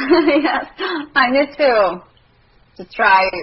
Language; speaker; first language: English; non-native, learner; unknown